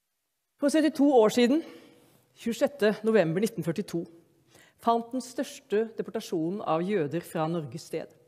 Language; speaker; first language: Norwegian; native; Norwegian